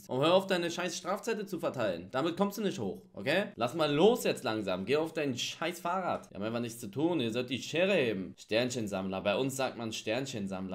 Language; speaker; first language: German; native; German